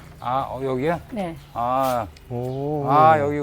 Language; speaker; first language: Korean; native; Korean